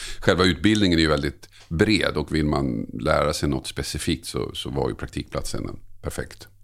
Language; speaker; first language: Swedish; native; Swedish